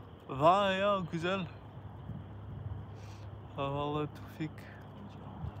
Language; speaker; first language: Turkish; non-native, learner; English